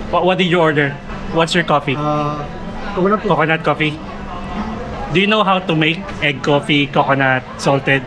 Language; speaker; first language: English; non-native, local second language; Filipino